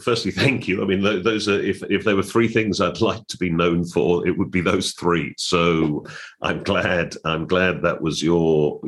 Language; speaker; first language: English; native; English